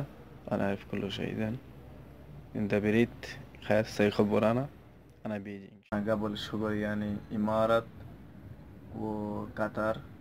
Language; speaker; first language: Arabic; non-native, learner; Bangla